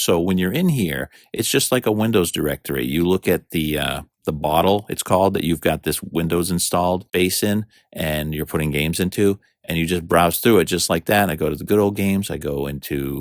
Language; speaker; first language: English; native; English